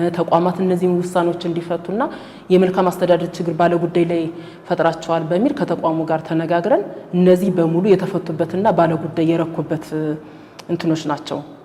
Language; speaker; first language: Amharic; native; Amharic